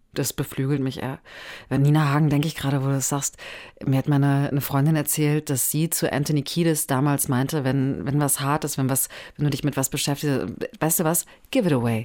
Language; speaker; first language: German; native; German